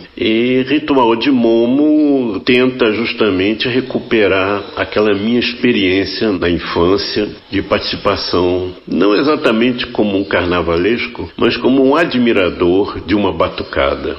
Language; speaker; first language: Portuguese; native; Portuguese